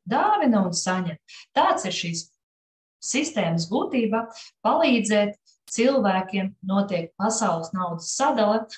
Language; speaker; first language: Latvian; non-native, local second language; Russian